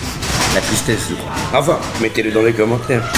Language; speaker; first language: French; native; French